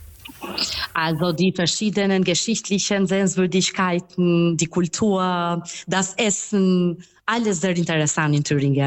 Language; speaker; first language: German; non-native, fluent; Albanian